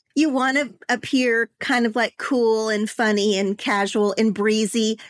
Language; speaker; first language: English; native; English